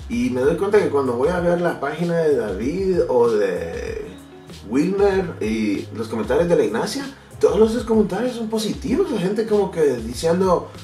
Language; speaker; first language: Spanish; non-native, learner; English